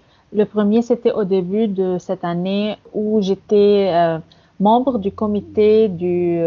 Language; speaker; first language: French; non-native, fluent; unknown